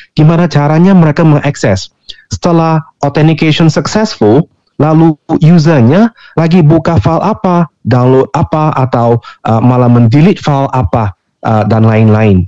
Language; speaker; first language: Indonesian; non-native, fluent; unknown